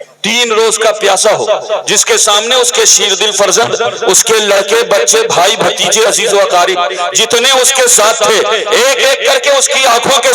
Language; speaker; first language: Urdu; native; Urdu